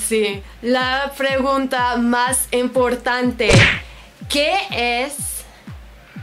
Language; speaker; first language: Spanish; non-native, learner; English